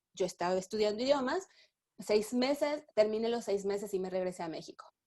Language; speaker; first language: Spanish; native; Spanish